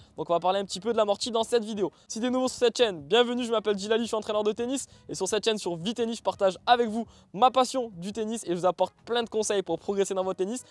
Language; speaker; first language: French; native; French